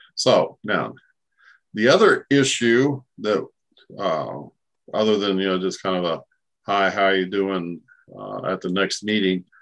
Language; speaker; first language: English; native; English